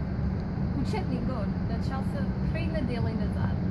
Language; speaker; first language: Russian; non-native, fluent; English